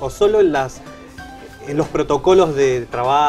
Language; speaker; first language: Spanish; native; Spanish